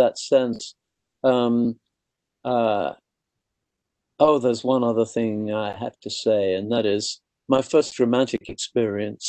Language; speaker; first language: English; native; English